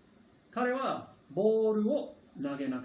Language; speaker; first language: Japanese; non-native, fluent; English